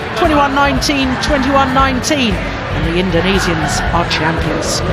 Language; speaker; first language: English; native; English